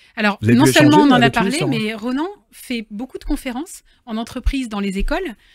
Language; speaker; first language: French; native; French